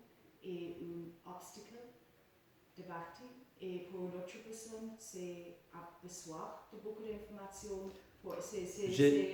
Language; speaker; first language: French; non-native, learner; English